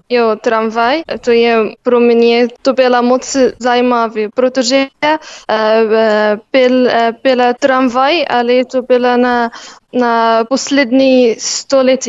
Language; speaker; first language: Czech; non-native, learner; Arabic